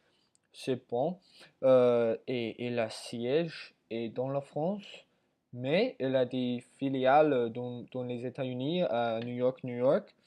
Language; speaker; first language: French; non-native, learner; English